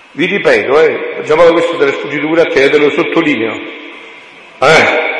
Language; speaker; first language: Italian; native; Italian